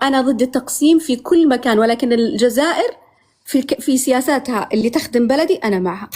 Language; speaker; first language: Arabic; native; Arabic